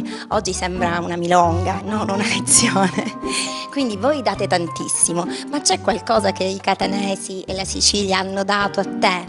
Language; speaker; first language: Italian; native; Italian